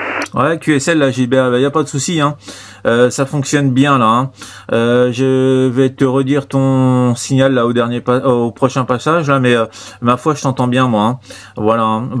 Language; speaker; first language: French; native; French